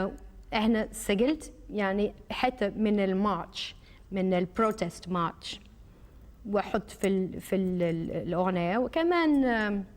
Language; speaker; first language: Arabic; early bilingual, heritage; Arabic